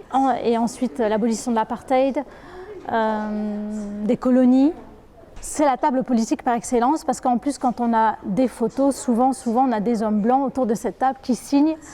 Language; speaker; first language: French; native; French